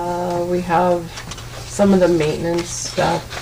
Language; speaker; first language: English; native; English